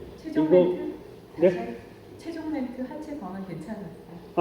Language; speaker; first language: Korean; native; Korean